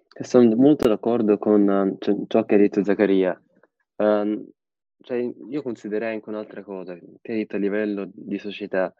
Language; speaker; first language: Italian; early bilingual, other home language; Somali